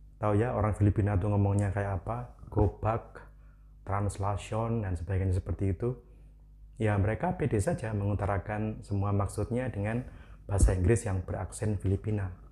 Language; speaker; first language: Indonesian; non-native, local second language; Javanese